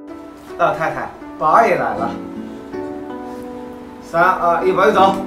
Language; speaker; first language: Chinese; native; Chinese